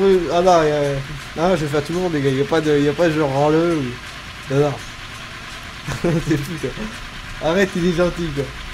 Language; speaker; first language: French; native; French